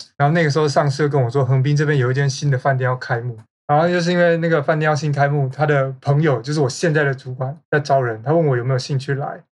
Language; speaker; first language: Chinese; native; Chinese